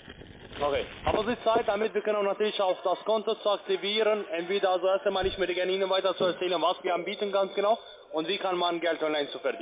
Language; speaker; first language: German; non-native, learner; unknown